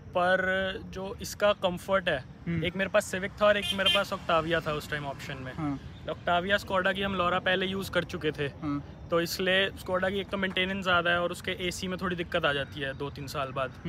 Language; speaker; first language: Hindi; native; Hindi